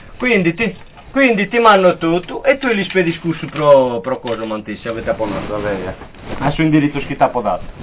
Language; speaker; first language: Italian; native; Italian